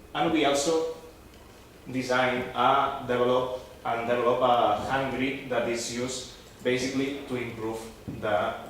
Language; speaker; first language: English; non-native, fluent; Catalan